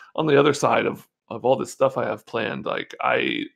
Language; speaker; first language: English; native; English